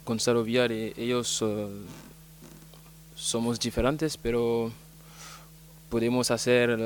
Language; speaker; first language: Spanish; non-native, learner; French